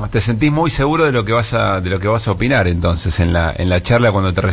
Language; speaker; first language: Spanish; native; Spanish